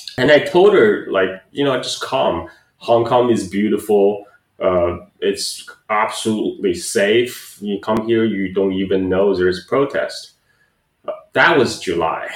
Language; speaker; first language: English; non-native, fluent; Chinese